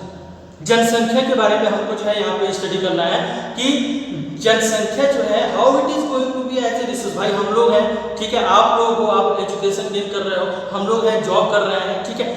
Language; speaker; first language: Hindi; native; Hindi